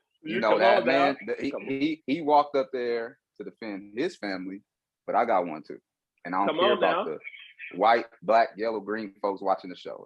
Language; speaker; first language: English; native; English